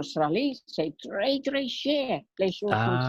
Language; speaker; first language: French; non-native, learner; English